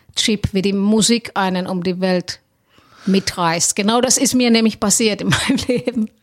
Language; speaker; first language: German; non-native, fluent; Finnish